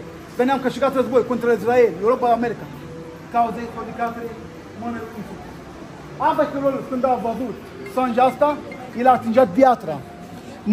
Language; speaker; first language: Romanian; non-native, learner; Arabic